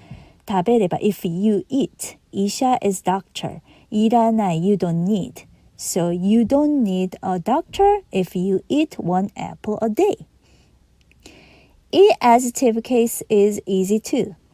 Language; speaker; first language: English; non-native, fluent; Japanese